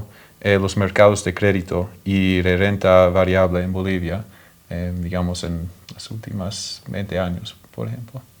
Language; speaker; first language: Spanish; non-native, fluent; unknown